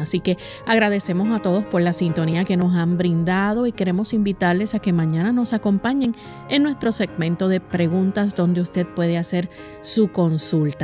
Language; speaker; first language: Spanish; native; Spanish